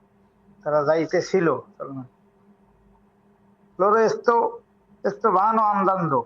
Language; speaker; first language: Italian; non-native, learner; Bangla